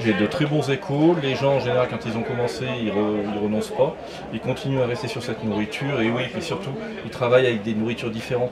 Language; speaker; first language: French; native; French